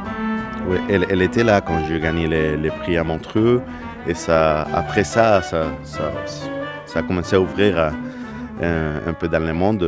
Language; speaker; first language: French; non-native, fluent; Spanish